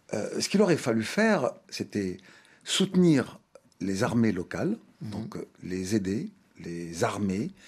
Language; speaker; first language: French; non-native, local second language; Arabic